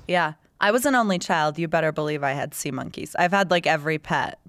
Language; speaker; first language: English; native; English